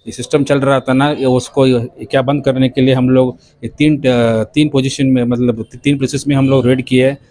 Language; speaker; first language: Hindi; non-native, local second language; Kannada